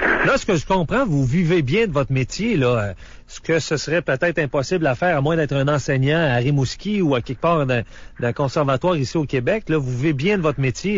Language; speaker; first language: French; native; French